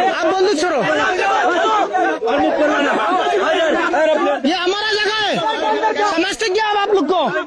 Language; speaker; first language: Hindi; non-native, learner; Bangla